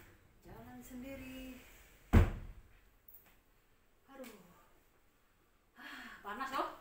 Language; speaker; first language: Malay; non-native, local second language; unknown